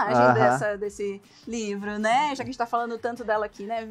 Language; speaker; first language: Portuguese; native; Portuguese